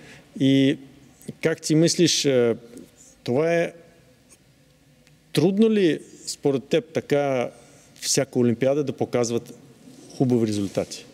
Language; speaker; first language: Bulgarian; non-native, learner; Russian